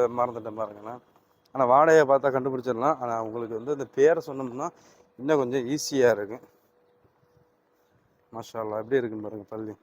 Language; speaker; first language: Tamil; native; Tamil